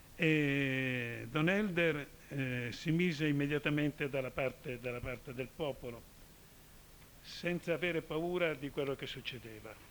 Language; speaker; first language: Italian; native; Italian